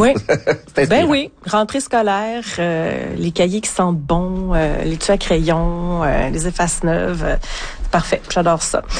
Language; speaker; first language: French; native; French